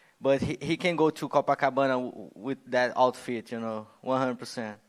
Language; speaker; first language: English; non-native, learner; Portuguese